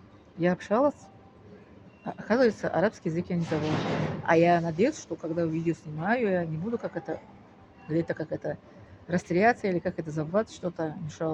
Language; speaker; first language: Russian; non-native, local second language; Tajik